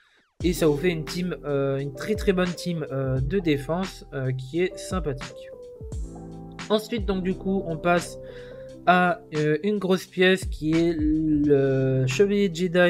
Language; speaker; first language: French; native; French